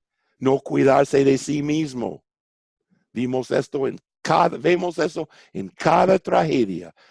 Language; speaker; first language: Spanish; non-native, fluent; English